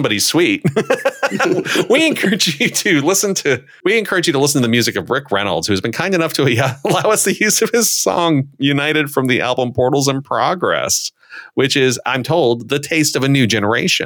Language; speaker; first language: English; native; English